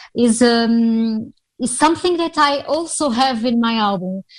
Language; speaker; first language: English; non-native, fluent; Portuguese